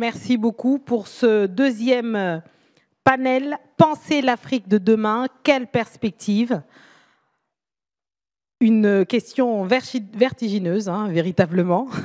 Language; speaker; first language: French; native; French